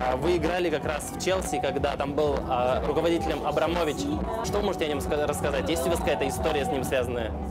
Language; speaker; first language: Russian; native; Russian